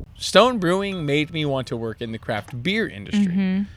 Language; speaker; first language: English; native; English